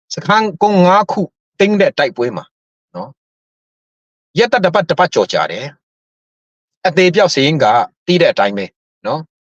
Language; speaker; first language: Burmese; non-native, local second language; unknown